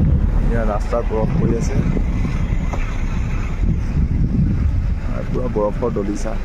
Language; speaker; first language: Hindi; non-native, local second language; Assamese